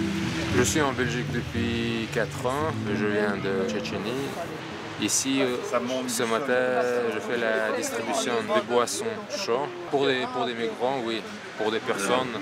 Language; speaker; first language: French; non-native, fluent; Chechen